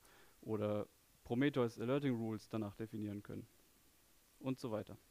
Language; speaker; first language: German; native; German